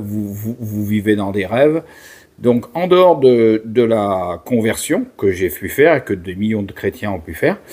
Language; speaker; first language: French; native; French